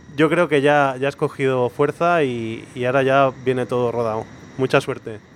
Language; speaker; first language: Spanish; non-native, local second language; Catalan